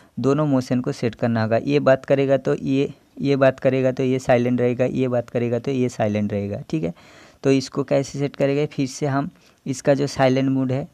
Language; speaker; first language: Hindi; non-native, local second language; Bangla